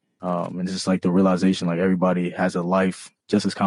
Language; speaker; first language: English; early bilingual, other home language; Bambara